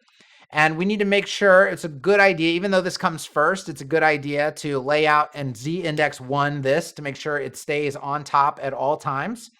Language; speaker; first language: English; native; English